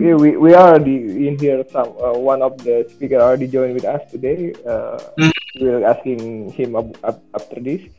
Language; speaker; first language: English; non-native, learner; Indonesian